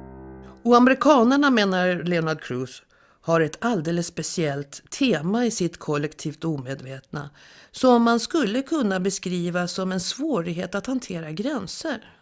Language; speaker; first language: Swedish; native; Swedish